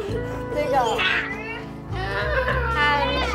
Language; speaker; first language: Chinese; non-native, fluent; Vietnamese